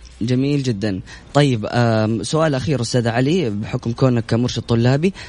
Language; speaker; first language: Arabic; native; Arabic